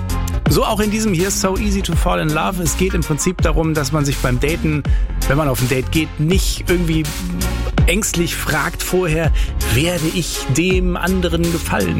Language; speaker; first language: German; native; German